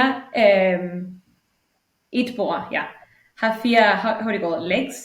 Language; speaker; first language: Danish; non-native, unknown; Spanish